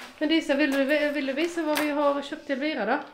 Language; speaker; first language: Swedish; native; Swedish